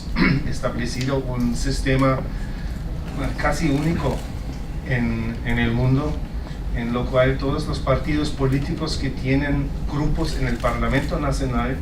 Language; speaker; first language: Spanish; non-native, fluent; German